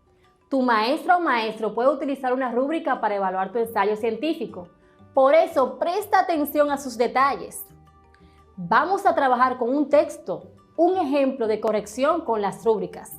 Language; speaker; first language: Spanish; native; Spanish